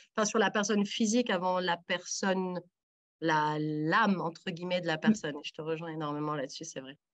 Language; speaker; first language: French; native; French